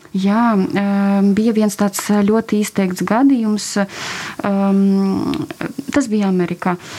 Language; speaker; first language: Latvian; non-native, local second language; Russian